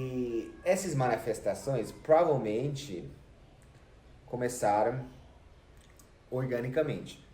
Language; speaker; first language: Portuguese; non-native, fluent; English